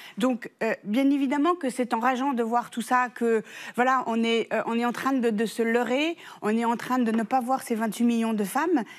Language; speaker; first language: French; early bilingual, other home language; Persian